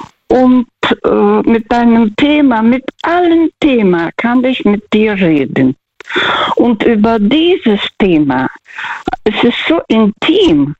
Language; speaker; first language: German; non-native, fluent; Russian